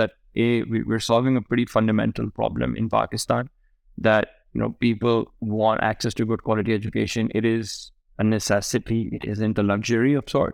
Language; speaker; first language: English; non-native, local second language; Urdu